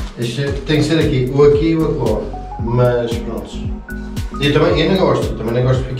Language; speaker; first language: Portuguese; native; Portuguese